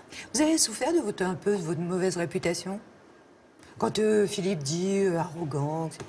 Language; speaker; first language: French; native; French